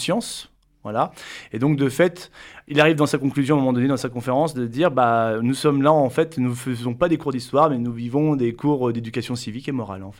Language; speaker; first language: French; native; French